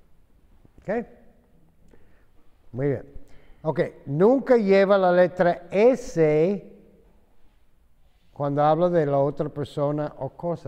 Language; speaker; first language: Spanish; non-native, fluent; English